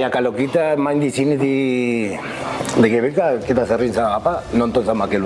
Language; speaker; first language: Indonesian; non-native, local second language; Spanish